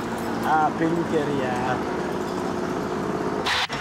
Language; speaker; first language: French; native; French